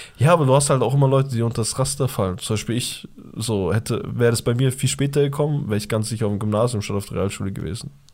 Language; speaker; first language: German; early bilingual, other home language; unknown